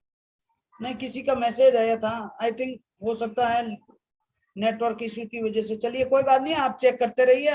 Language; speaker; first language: Hindi; native; Hindi